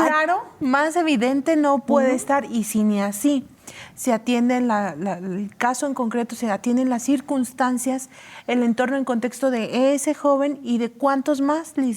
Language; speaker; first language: Spanish; native; Spanish